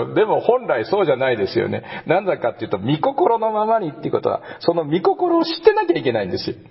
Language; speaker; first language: Japanese; native; Japanese